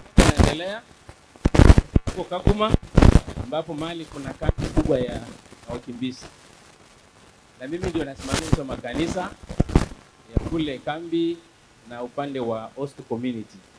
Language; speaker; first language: Swahili; non-native, local second language; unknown